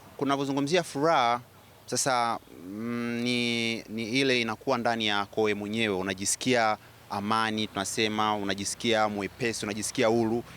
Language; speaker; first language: Swahili; native; Swahili